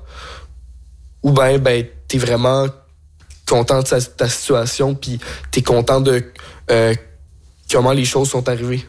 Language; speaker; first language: French; native; French